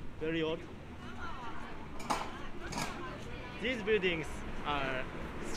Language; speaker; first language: English; non-native, learner; Japanese